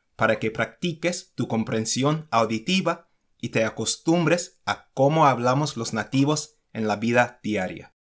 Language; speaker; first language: Spanish; non-native, fluent; English